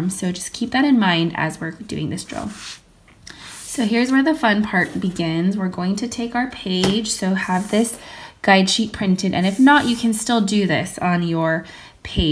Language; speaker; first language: English; native; English